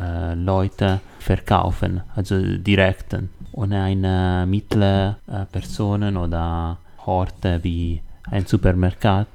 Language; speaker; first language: German; non-native, learner; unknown